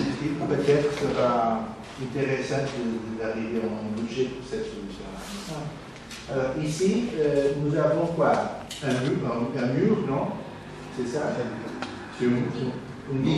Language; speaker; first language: French; non-native, learner; Portuguese